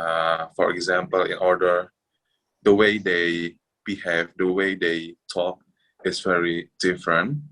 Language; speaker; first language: English; non-native, fluent; Indonesian